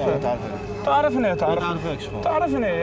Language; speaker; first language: Arabic; native; Arabic